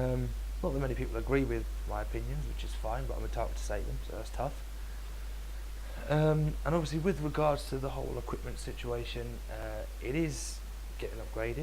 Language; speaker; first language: English; native; English